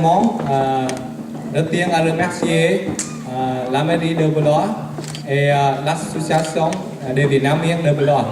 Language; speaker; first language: French; non-native, fluent; Vietnamese